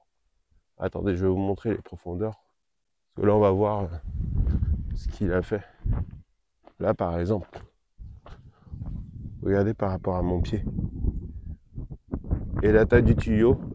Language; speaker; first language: French; native; French